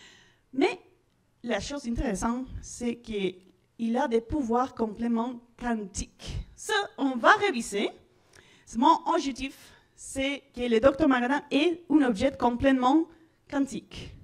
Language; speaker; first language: French; non-native, learner; Spanish